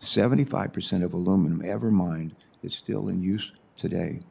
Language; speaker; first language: English; native; English